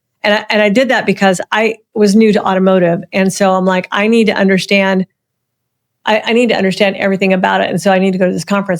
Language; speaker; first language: English; native; English